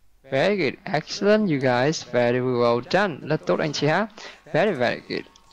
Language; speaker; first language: English; non-native, fluent; Vietnamese